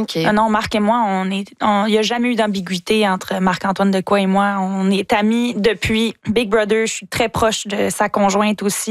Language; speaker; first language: French; native; French